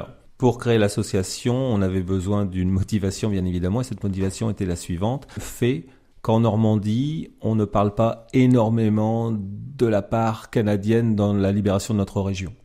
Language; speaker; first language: French; native; French